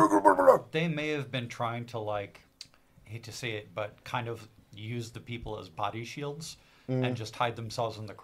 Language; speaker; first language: English; native; English